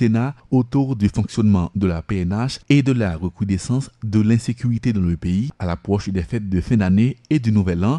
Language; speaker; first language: French; non-native, local second language; Haitian Creole